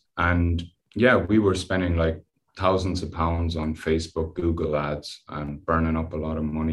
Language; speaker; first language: English; native; English